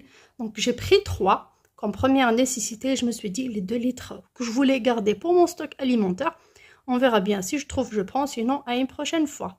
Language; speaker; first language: French; native; French